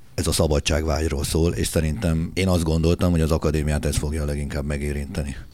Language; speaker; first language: Hungarian; native; Hungarian